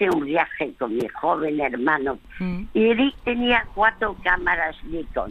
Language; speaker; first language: Spanish; early bilingual, other home language; French